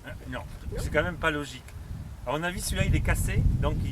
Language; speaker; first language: French; native; French